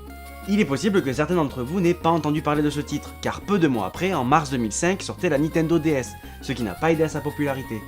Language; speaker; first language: French; native; French